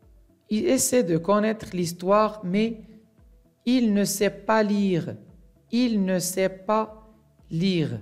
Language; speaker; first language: French; non-native, local second language; Arabic